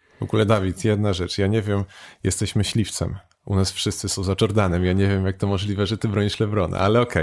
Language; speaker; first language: Polish; native; Polish